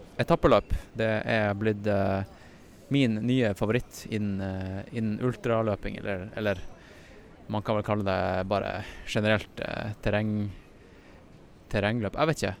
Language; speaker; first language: Norwegian; native; Norwegian